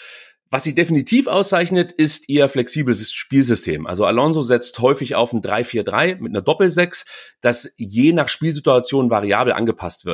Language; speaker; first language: German; native; German